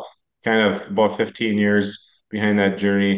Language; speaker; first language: English; native; English